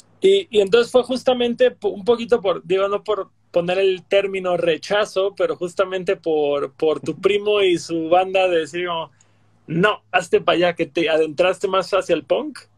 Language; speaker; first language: Spanish; native; Spanish